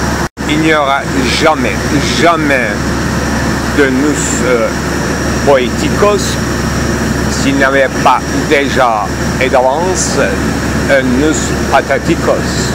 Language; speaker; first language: French; non-native, fluent; Turkish